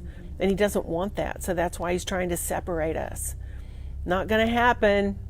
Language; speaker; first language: English; native; English